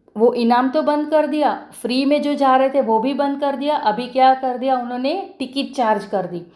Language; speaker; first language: Hindi; non-native, local second language; Marathi